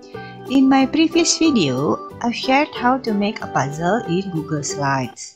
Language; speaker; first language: English; non-native, fluent; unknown